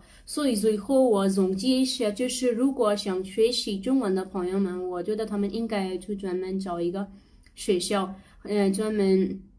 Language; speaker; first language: Chinese; non-native, learner; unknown